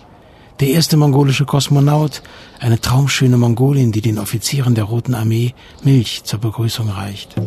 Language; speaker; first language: German; native; German